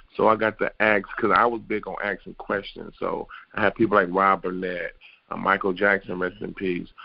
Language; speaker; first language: English; native; English